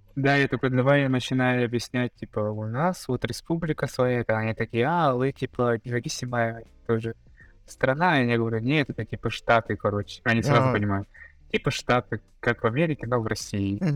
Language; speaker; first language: Russian; native; Russian